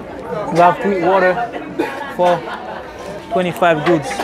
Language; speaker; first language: English; non-native, fluent; Haitian Creole